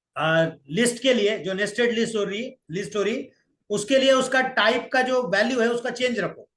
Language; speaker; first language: Hindi; non-native, local second language; Marathi